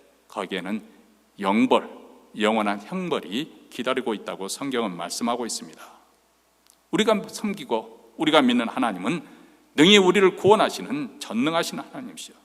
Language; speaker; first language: Korean; native; Korean